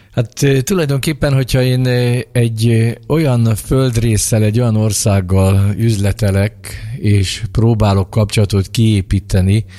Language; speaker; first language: Hungarian; native; Hungarian